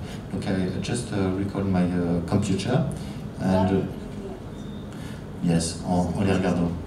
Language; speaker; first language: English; non-native, learner; French